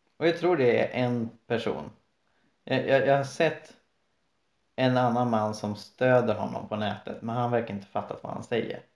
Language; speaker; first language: Swedish; native; Swedish